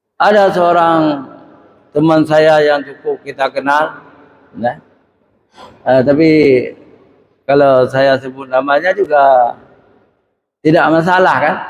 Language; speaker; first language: Malay; non-native, local second language; Achinese